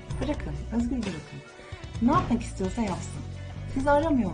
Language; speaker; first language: Turkish; native; Turkish